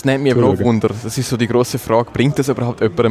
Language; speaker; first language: German; native; German